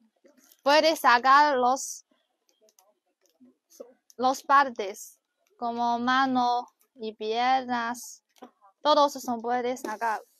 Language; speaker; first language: Spanish; non-native, learner; Chinese